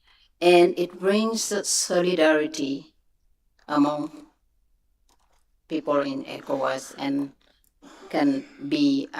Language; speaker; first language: English; non-native, fluent; French